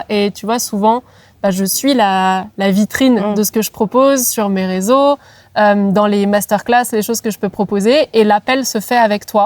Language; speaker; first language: French; native; French